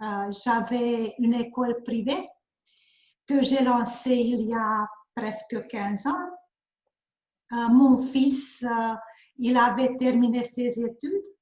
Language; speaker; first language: French; non-native, learner; Hungarian